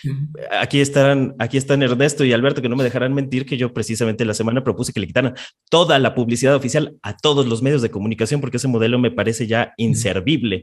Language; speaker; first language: Spanish; native; Spanish